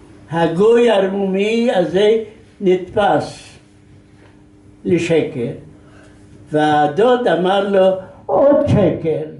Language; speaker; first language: Hebrew; non-native, fluent; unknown